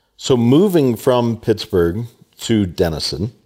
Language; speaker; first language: English; native; English